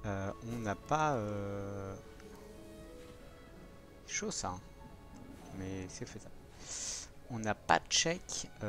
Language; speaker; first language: French; native; French